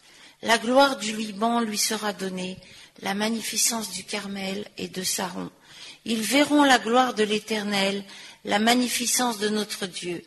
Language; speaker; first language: French; native; French